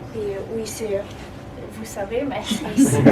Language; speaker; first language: French; non-native, learner; German